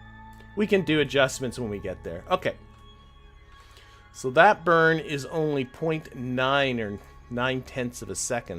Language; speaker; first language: English; native; English